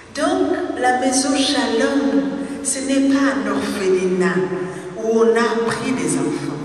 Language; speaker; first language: French; non-native, local second language; Rundi